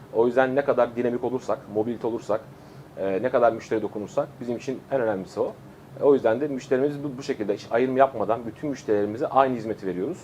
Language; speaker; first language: Turkish; native; Turkish